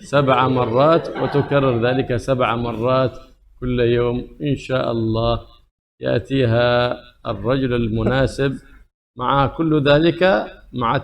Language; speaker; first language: Arabic; native; Arabic